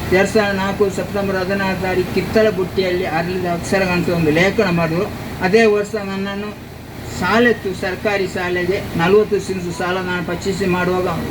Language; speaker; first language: Kannada; native; Kannada